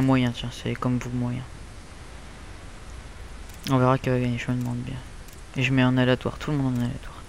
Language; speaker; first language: French; native; French